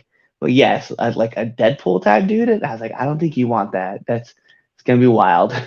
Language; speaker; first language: English; native; English